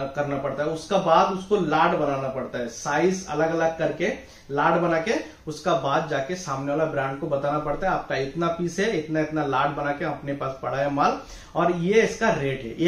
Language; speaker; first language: Hindi; non-native, local second language; Bangla